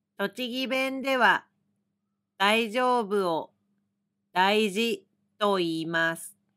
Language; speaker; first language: Japanese; native; Japanese